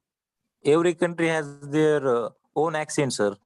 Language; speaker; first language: English; non-native, learner; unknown